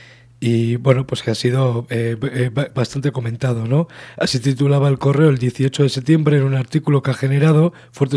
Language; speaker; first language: Spanish; native; Spanish